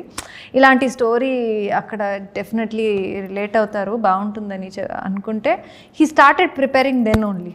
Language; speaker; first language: Telugu; non-native, learner; Kannada